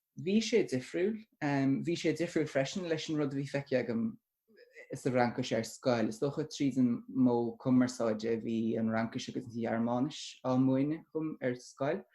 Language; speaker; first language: Irish; non-native, local second language; English